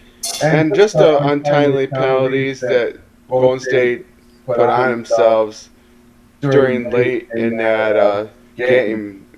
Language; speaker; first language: English; native; English